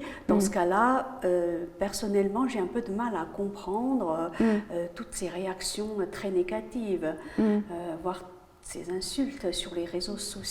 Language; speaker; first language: French; native; French